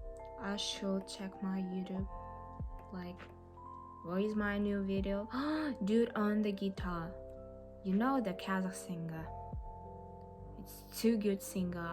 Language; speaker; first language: English; non-native, learner; Kazakh